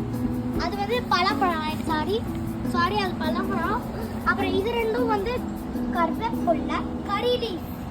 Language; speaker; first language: Tamil; early bilingual, heritage; Tamil